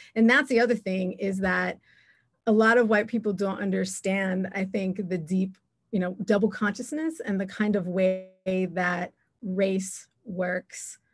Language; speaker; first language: English; native; English